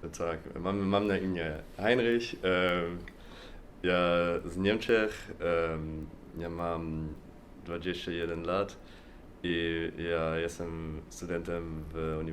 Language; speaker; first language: Polish; non-native, learner; Russian